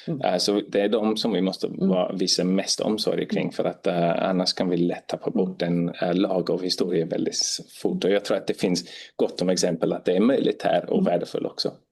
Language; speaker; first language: Swedish; non-native, fluent; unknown